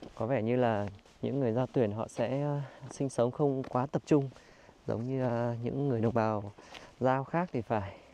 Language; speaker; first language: Vietnamese; native; Vietnamese